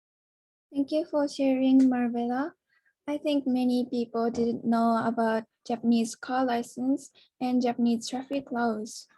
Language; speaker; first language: English; non-native, learner; Japanese